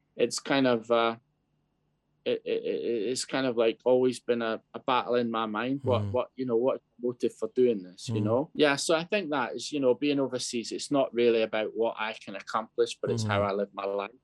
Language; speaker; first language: English; native; English